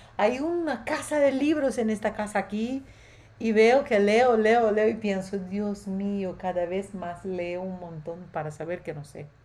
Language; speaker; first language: Spanish; non-native, fluent; Portuguese